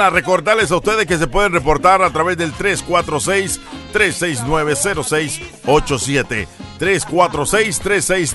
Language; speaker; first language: Spanish; native; Spanish